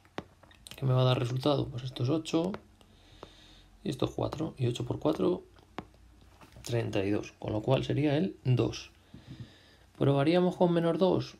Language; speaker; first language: Spanish; native; Spanish